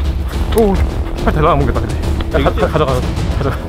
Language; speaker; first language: Korean; native; Korean